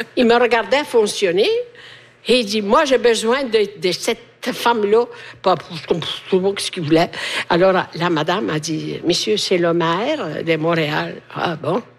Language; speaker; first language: French; non-native, fluent; Italian